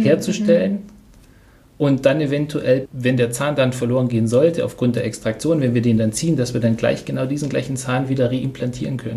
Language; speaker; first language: German; native; German